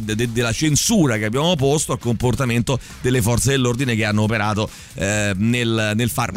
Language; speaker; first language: Italian; native; Italian